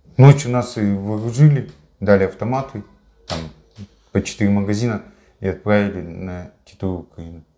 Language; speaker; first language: Russian; native; Russian